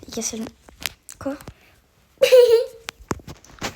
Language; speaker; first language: French; native; French